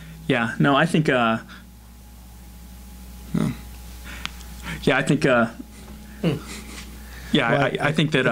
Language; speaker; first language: English; native; English